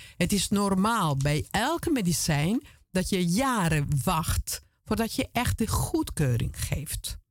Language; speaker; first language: Dutch; non-native, fluent; Italian